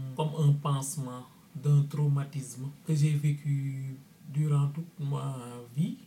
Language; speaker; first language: French; non-native, local second language; Wolof